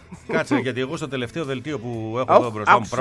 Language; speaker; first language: Greek; native; Greek